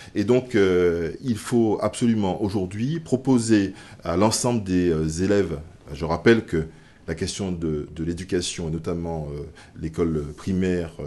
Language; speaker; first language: French; native; French